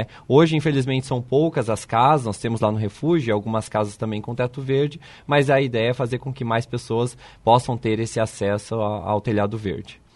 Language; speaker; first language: Portuguese; native; Portuguese